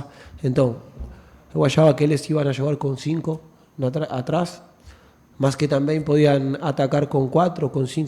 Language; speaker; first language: Portuguese; non-native, fluent; Spanish